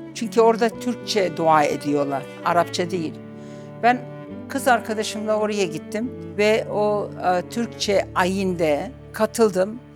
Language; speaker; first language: Turkish; non-native, local second language; Arabic